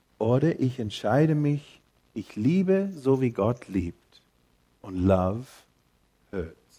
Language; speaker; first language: German; early bilingual, heritage; English